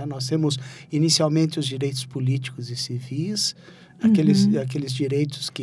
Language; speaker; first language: Portuguese; native; Portuguese